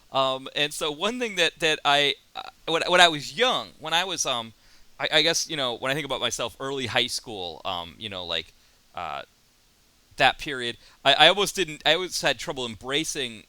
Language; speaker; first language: English; native; English